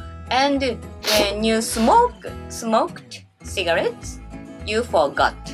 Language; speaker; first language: English; non-native, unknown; Japanese